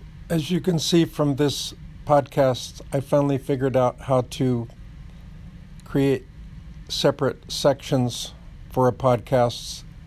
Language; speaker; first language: English; native; English